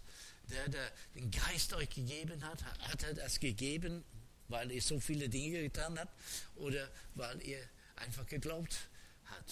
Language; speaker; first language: German; non-native, fluent; English